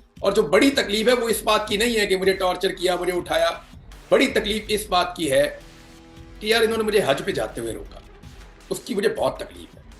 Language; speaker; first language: Urdu; non-native, local second language; Punjabi